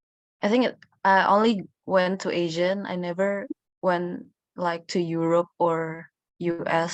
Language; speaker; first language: English; non-native, learner; Indonesian